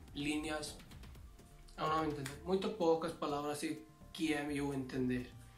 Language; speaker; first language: Portuguese; non-native, learner; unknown